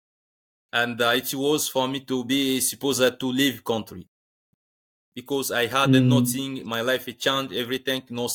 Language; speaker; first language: English; non-native, learner; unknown